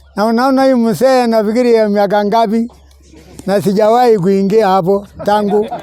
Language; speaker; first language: Swahili; non-native, local second language; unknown